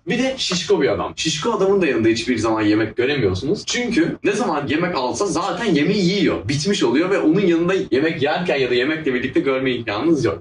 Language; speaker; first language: Turkish; native; Turkish